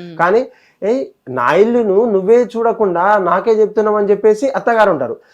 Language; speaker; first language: Telugu; native; Telugu